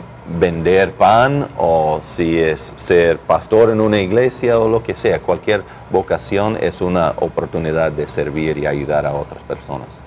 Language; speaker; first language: Spanish; non-native, fluent; English